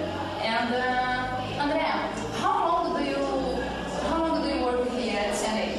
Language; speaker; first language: English; non-native, learner; Portuguese